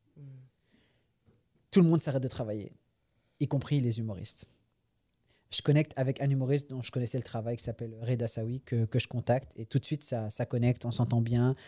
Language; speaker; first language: French; native; French